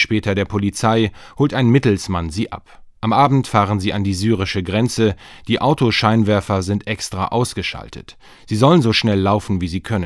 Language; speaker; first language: German; native; German